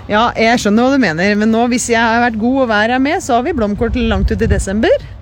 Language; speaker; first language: Norwegian; native; Norwegian